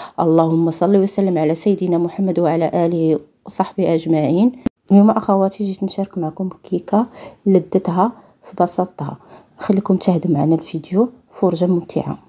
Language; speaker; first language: Arabic; native; Arabic